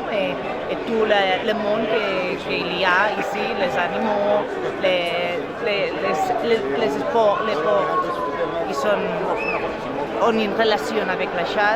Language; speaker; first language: French; non-native, fluent; Catalan